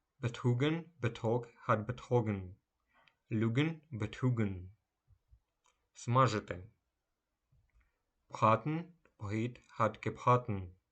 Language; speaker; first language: German; non-native, fluent; Ukrainian